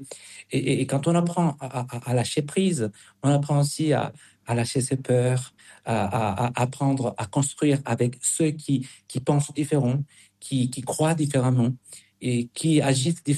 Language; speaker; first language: French; non-native, fluent; Spanish